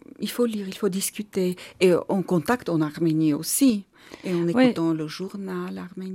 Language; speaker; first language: French; non-native, learner; Armenian